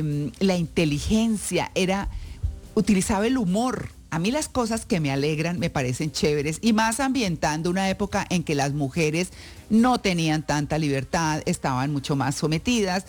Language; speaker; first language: Spanish; native; Spanish